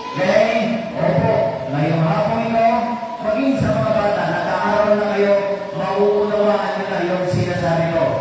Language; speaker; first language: Filipino; non-native, local second language; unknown